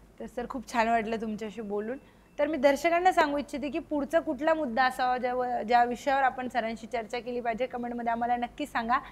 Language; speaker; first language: Marathi; native; Marathi